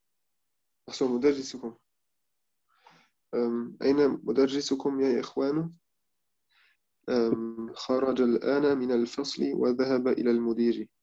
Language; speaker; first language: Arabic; non-native, learner; German